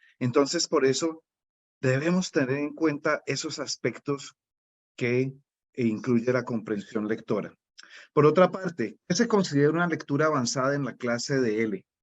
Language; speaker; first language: Spanish; native; Spanish